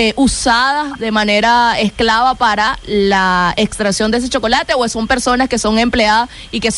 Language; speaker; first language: Spanish; native; Spanish